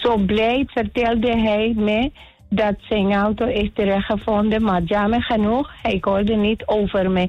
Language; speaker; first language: Dutch; non-native, learner; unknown